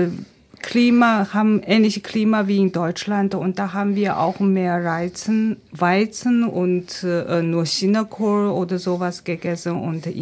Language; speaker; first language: German; non-native, fluent; Chinese